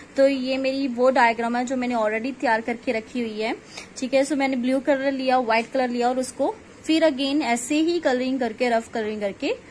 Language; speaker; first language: Hindi; non-native, local second language; Punjabi